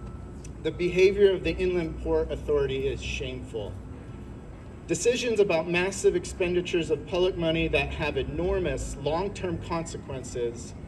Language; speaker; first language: English; native; English